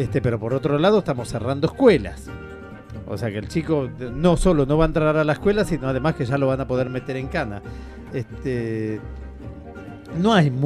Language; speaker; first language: Spanish; native; Spanish